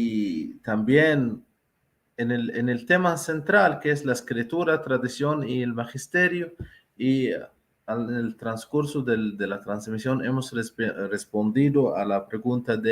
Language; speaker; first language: Spanish; non-native, fluent; Arabic